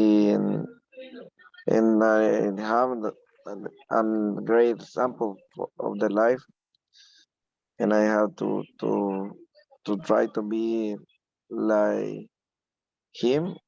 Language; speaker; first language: English; non-native, learner; Spanish